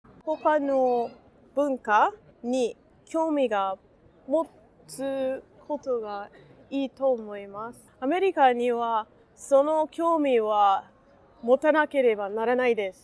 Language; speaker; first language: Japanese; non-native, learner; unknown